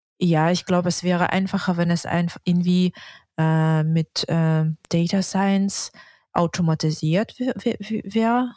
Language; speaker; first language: German; non-native, fluent; Russian